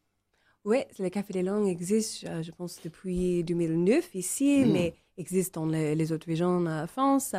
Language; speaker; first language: French; non-native, learner; English